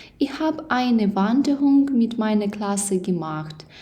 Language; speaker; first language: German; non-native, fluent; Ukrainian